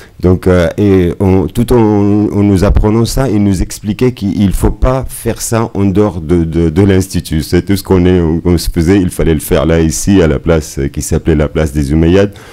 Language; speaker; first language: French; non-native, fluent; Arabic